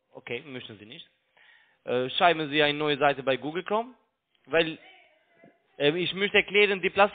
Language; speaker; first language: German; non-native, learner; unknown